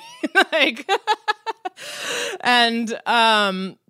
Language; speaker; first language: English; early bilingual, other home language; Persian